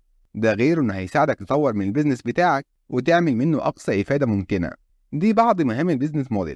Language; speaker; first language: Arabic; native; Arabic